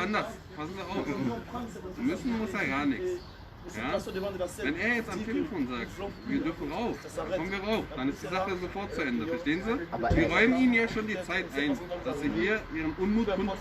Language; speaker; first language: German; native; German